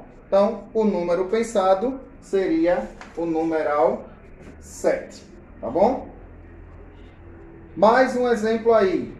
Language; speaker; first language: Portuguese; native; Portuguese